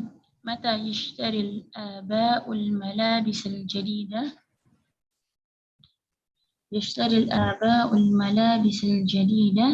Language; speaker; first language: Arabic; non-native, learner; Indonesian